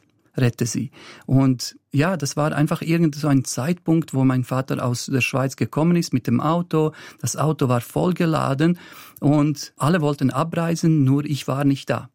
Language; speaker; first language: German; early bilingual, other home language; Bosnian